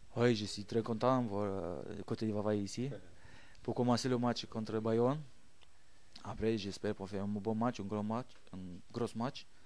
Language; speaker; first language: French; non-native, learner; Romanian